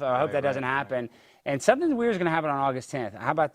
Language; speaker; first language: English; native; English